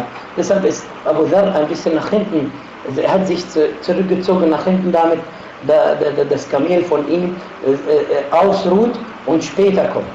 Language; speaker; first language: German; non-native, fluent; Arabic